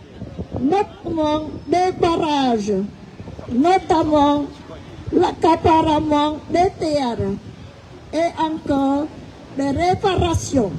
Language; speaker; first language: French; non-native, fluent; Khmer